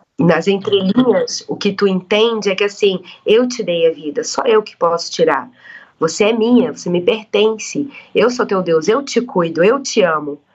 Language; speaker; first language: Portuguese; native; Portuguese